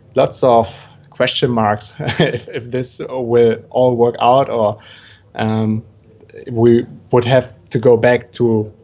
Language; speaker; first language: English; non-native, fluent; German